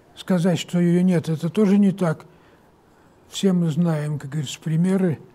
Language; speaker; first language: Russian; native; Russian